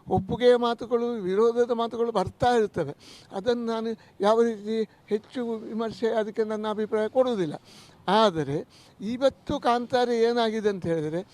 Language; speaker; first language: Kannada; non-native, local second language; Tulu